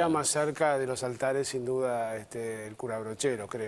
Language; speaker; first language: Spanish; native; Spanish